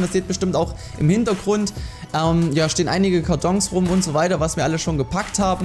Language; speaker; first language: German; native; German